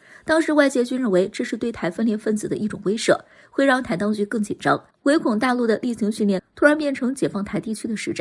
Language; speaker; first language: Chinese; native; Chinese